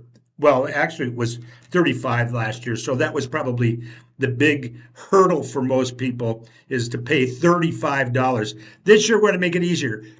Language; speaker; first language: English; native; English